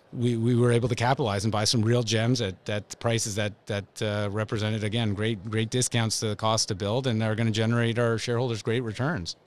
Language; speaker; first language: English; native; English